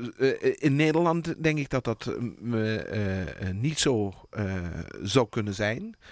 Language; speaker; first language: Dutch; native; Dutch